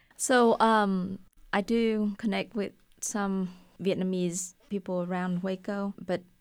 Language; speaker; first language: English; non-native, fluent; Vietnamese